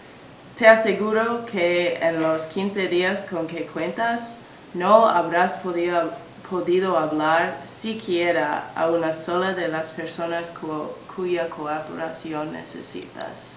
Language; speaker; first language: Spanish; non-native, learner; English